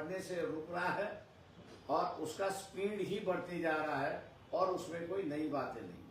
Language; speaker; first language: Hindi; non-native, local second language; Marathi